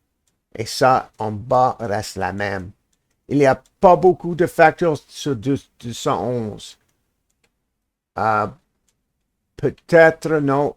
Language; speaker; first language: French; non-native, learner; English